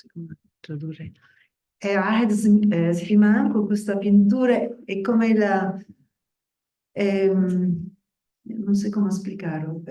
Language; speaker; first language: Italian; non-native, fluent; Spanish